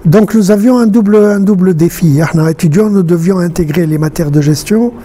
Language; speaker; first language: French; non-native, local second language; Arabic